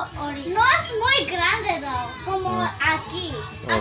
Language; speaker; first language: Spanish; early bilingual, heritage; English